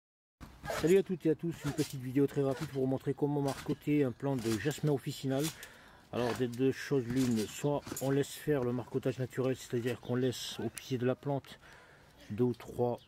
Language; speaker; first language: French; native; French